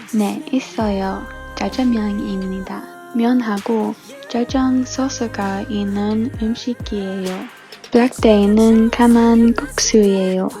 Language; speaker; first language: Korean; non-native, learner; English